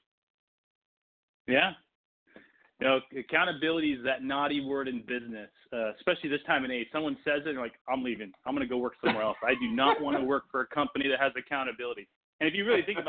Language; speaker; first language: English; non-native, fluent; Portuguese